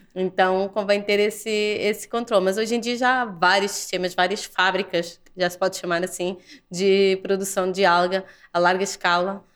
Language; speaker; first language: Portuguese; native; Portuguese